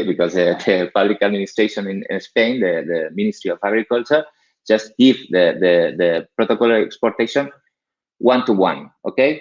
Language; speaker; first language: English; non-native, learner; Spanish